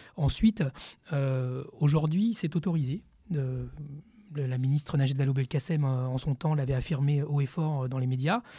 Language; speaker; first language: French; early bilingual, other home language; Spanish